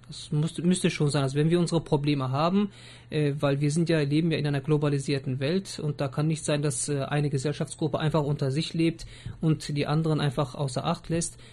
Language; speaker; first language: German; early bilingual, other home language; Turkish